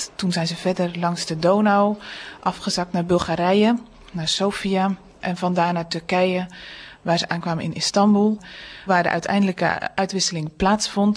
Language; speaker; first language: Dutch; native; Dutch